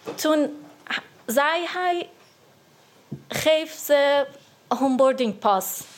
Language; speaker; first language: Dutch; non-native, learner; Persian